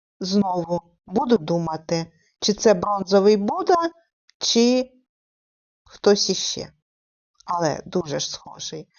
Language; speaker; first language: Ukrainian; native; Ukrainian